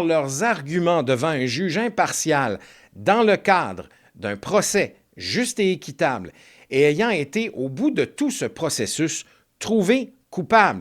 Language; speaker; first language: French; native; French